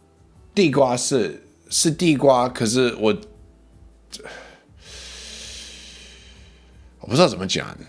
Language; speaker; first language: Chinese; early bilingual, heritage; English